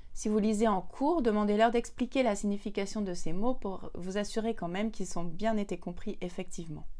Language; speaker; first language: French; native; French